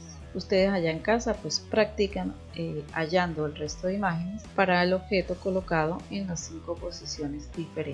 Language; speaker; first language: Spanish; native; Spanish